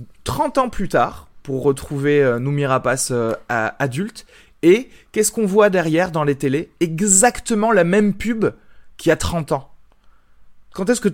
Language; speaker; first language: French; native; French